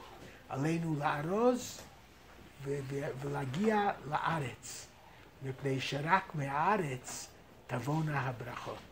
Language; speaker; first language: Hebrew; non-native, fluent; English